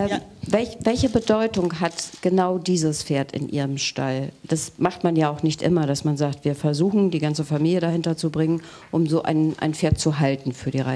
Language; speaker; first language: German; native; German